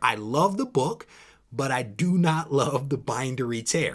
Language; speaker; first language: English; native; English